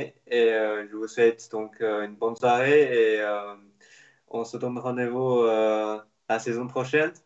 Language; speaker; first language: French; non-native, fluent; Chinese